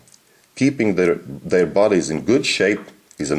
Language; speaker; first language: English; non-native, fluent; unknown